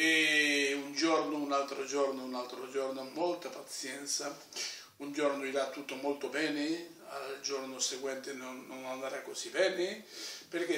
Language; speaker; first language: Italian; non-native, fluent; Spanish